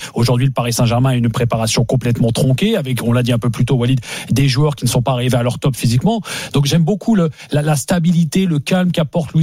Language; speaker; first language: French; native; French